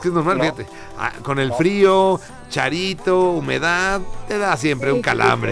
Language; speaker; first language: Spanish; native; Spanish